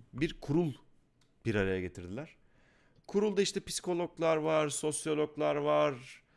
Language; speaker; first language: Turkish; native; Turkish